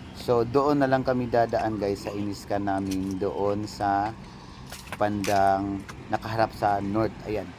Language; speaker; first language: Filipino; non-native, local second language; Cebuano